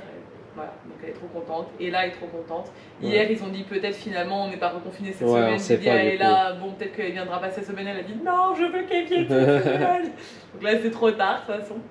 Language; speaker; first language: French; native; French